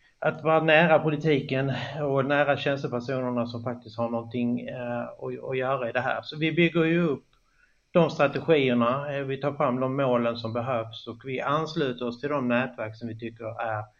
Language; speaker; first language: Swedish; native; Swedish